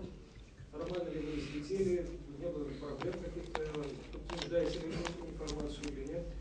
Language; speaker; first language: Russian; native; Russian